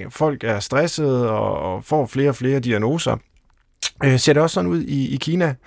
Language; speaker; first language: Danish; native; Danish